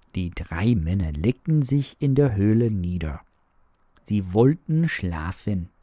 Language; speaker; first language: German; non-native, fluent; English